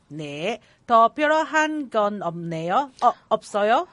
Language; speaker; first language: Korean; non-native, learner; Cantonese